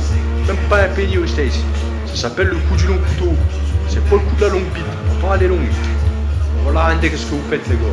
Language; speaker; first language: French; native; French